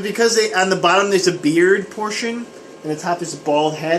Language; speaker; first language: English; native; English